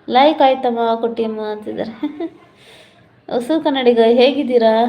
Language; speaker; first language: Kannada; non-native, local second language; Malayalam